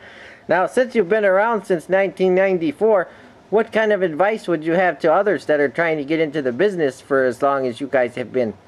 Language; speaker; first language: English; native; English